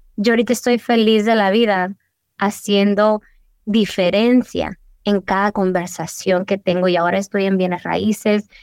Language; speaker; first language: Spanish; early bilingual, heritage; Spanish